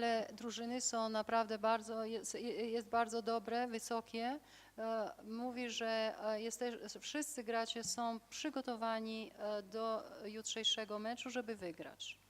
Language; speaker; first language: Polish; non-native, fluent; Albanian